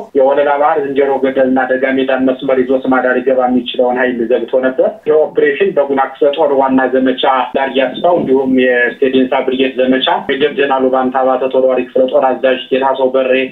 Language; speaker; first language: Amharic; native; Amharic